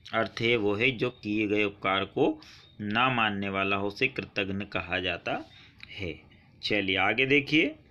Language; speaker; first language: Hindi; native; Hindi